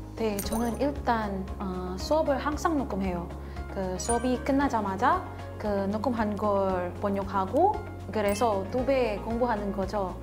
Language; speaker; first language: Korean; non-native, fluent; Indonesian